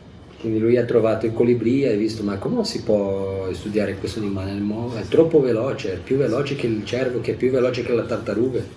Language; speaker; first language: Italian; non-native, fluent; Portuguese